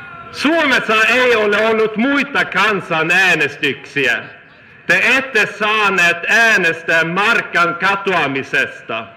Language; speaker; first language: Finnish; non-native, fluent; Swedish